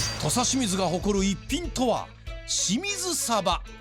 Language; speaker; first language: Japanese; native; Japanese